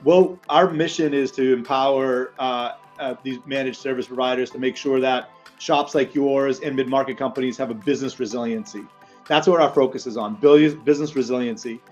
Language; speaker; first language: English; native; English